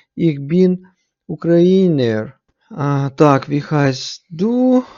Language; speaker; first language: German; non-native, fluent; Ukrainian